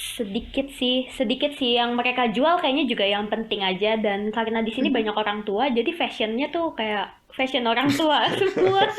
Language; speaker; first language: Indonesian; native; Indonesian